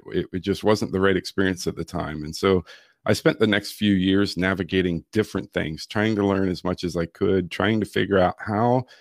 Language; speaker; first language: English; native; English